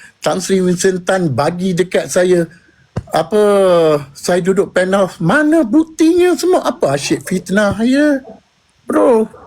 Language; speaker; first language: Malay; native; Malay